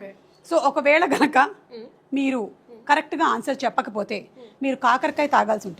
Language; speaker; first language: Telugu; native; Telugu